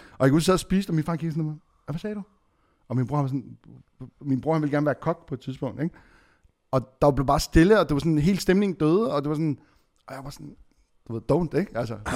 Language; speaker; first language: Danish; early bilingual, other home language; Arabic